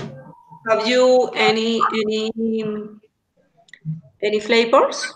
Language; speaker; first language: English; non-native, learner; Spanish